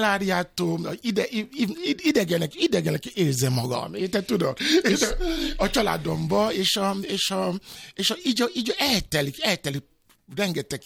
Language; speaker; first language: Hungarian; non-native, fluent; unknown